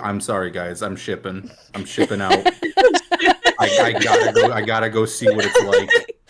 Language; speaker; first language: English; native; English